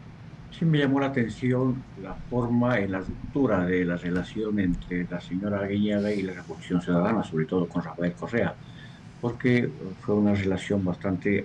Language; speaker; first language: Spanish; native; Spanish